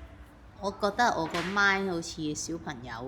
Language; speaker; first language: Cantonese; native; Cantonese